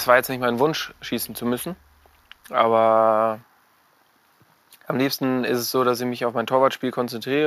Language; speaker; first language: German; native; German